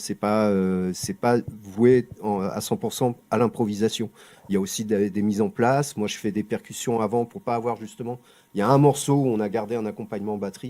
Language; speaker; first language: French; native; French